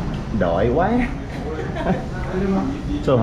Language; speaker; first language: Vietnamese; non-native, learner; English